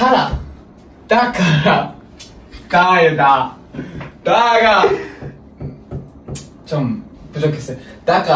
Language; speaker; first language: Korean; non-native, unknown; Japanese